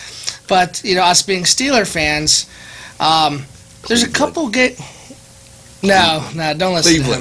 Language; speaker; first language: English; native; English